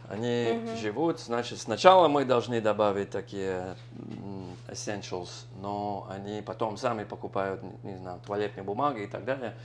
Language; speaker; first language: Russian; non-native, learner; English